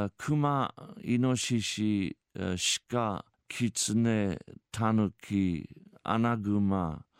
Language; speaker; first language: Japanese; non-native, fluent; English